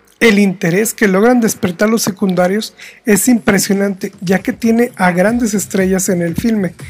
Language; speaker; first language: Spanish; native; Spanish